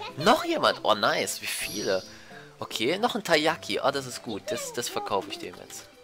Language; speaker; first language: German; native; German